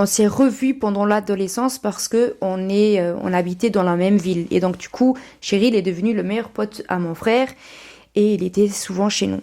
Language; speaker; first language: French; early bilingual, other home language; Portuguese